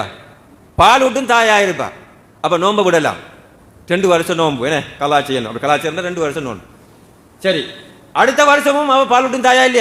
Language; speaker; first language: Tamil; native; Tamil